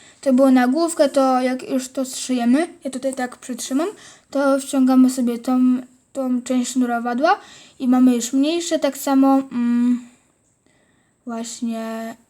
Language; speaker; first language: Polish; native; Polish